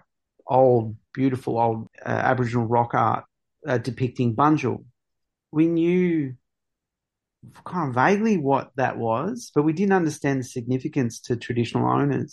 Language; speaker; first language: English; native; English